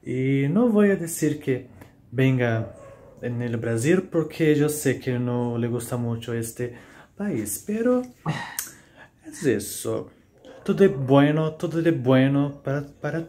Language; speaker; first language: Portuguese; non-native, learner; Spanish